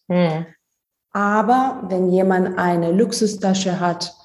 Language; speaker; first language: German; non-native, fluent; Lithuanian